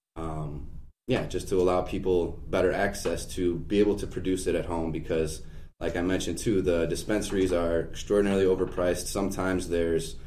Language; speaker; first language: English; native; English